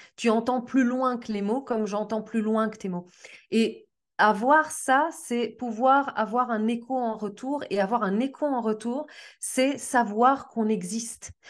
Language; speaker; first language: French; early bilingual, other home language; Portuguese